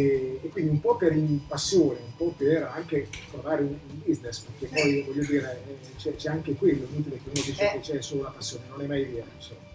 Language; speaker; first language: Italian; native; Italian